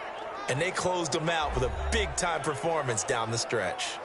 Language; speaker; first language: English; native; English